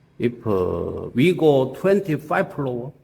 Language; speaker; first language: English; non-native, learner; Korean